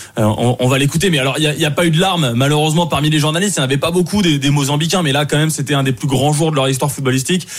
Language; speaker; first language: French; native; French